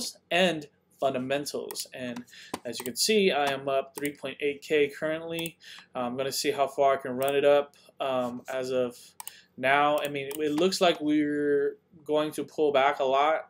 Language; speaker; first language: English; native; English